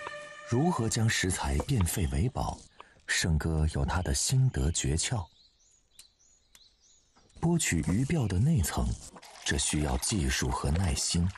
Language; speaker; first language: Chinese; native; Chinese